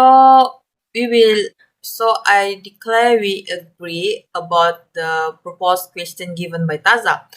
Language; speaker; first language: English; non-native, learner; Malay